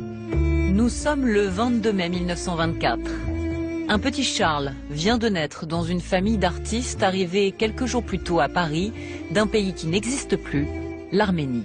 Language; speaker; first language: French; native; French